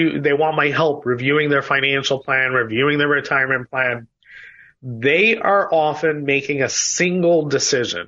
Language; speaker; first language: English; native; English